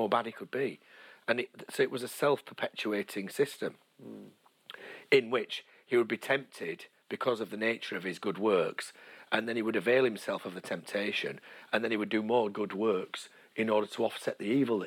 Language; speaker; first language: English; native; English